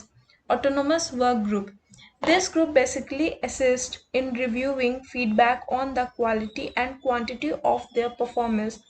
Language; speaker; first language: English; non-native, local second language; Hindi